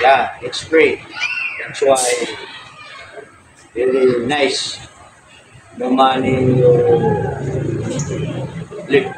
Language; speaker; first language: English; non-native, learner; Filipino